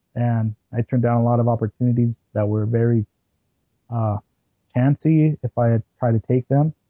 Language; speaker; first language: English; early bilingual, other home language; Spanish